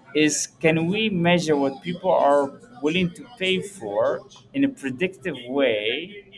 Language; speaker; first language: English; early bilingual, heritage; Dutch